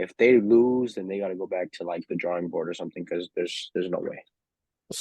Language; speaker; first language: English; native; English